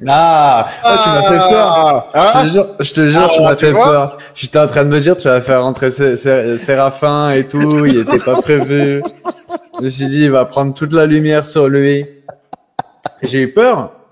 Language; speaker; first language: French; native; French